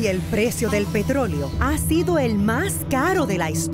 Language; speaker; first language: Spanish; native; Spanish